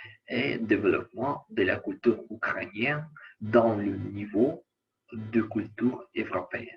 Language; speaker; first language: French; non-native, learner; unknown